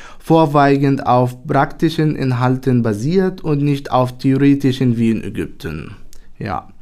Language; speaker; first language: German; non-native, fluent; Arabic